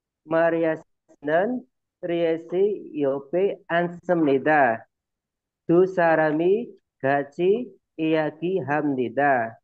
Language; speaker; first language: Korean; non-native, learner; Indonesian